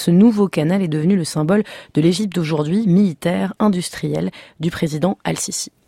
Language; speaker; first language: French; native; French